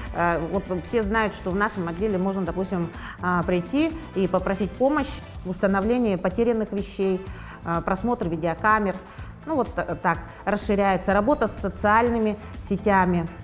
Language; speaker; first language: Russian; native; Russian